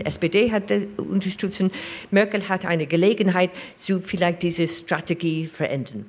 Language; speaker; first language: German; non-native, learner; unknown